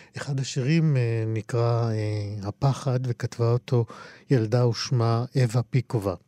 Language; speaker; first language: Hebrew; native; Hebrew